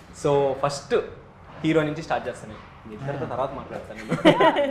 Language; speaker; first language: Telugu; native; Telugu